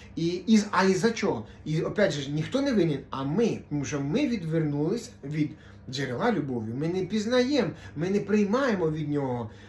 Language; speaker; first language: Ukrainian; non-native, local second language; Russian